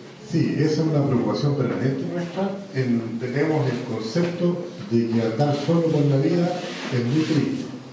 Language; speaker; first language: Spanish; native; Spanish